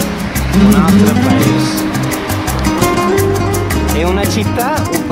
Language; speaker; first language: Italian; non-native, learner; English